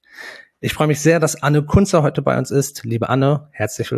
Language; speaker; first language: German; native; German